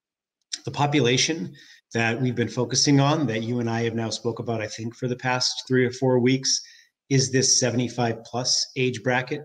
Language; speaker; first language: English; native; English